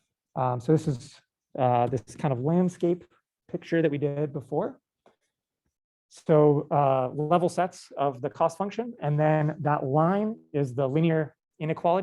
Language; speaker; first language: English; native; English